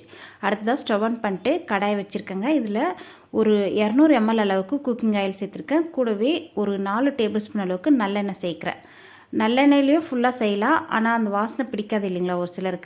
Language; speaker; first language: Tamil; native; Tamil